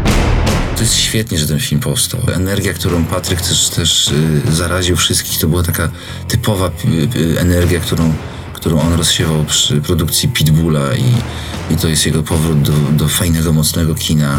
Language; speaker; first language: Polish; native; Polish